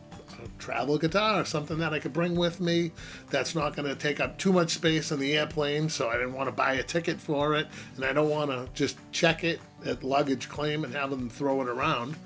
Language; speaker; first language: English; native; English